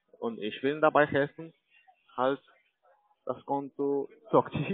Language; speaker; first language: German; non-native, learner; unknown